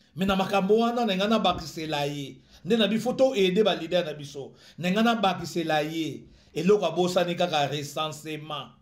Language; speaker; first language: Lingala; native; Lingala